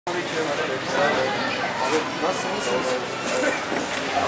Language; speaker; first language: Turkish; native; Turkish